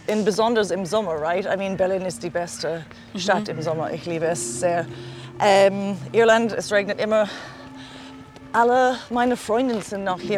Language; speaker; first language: German; non-native, learner; English